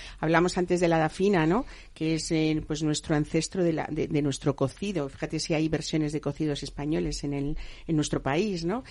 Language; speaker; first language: Spanish; native; Spanish